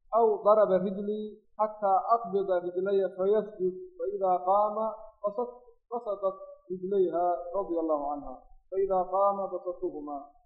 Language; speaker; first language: Arabic; non-native, local second language; Somali